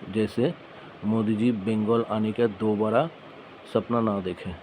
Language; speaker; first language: Hindi; non-native, local second language; Bangla